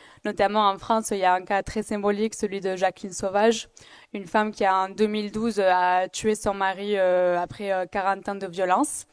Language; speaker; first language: French; native; French